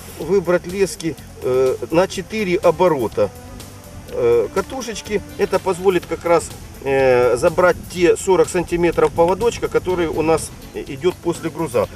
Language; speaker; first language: Russian; native; Russian